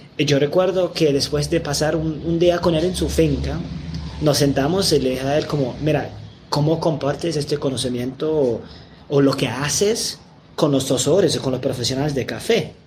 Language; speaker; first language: Spanish; non-native, fluent; English